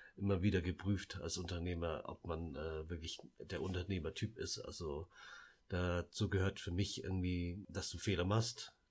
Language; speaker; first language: German; early bilingual, other home language; Lao